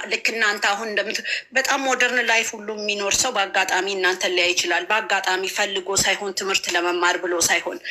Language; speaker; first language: Amharic; native; Amharic